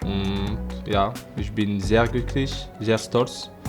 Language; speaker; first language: German; non-native, learner; French